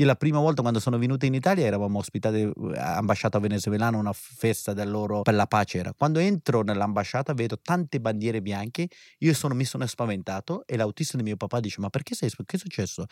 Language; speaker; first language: Italian; non-native, fluent; Persian